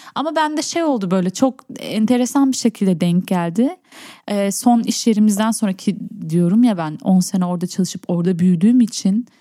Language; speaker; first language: Turkish; early bilingual, heritage; Turkish